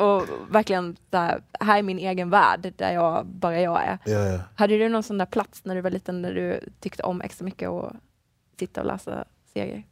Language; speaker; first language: Swedish; native; Swedish